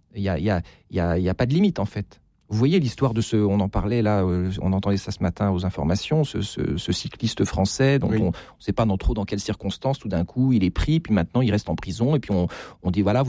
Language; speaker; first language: French; native; French